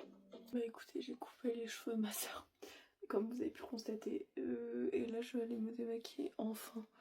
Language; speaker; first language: French; native; French